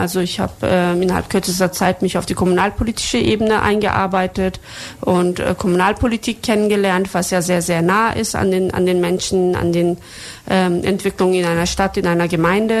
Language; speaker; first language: German; early bilingual, other home language; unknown